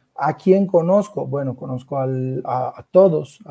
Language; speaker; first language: Spanish; non-native, fluent; Italian